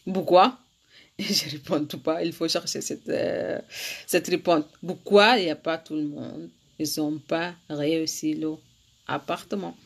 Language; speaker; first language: French; non-native, learner; Arabic